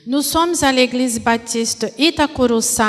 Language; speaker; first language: French; non-native, fluent; Portuguese